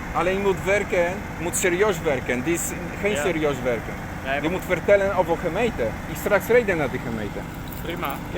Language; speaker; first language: Dutch; non-native, learner; Polish